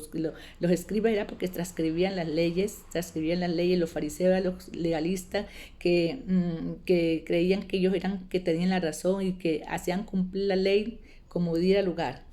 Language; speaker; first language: Spanish; native; Spanish